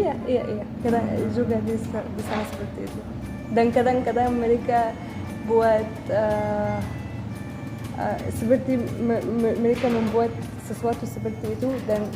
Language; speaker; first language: Indonesian; non-native, fluent; Arabic